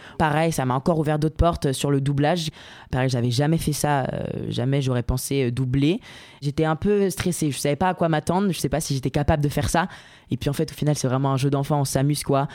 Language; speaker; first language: French; native; French